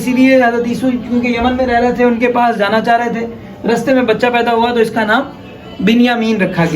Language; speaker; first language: Urdu; native; Urdu